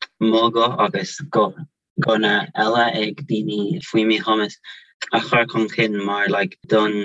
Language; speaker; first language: Irish; non-native, local second language; English